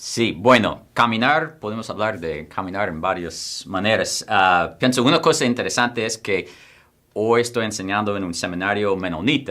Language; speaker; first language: Spanish; non-native, fluent; English